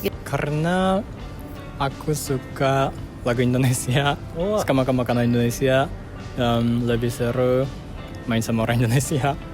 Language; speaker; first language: Indonesian; non-native, fluent; Japanese